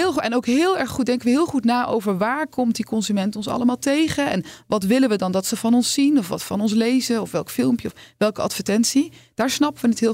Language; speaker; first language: Dutch; native; Dutch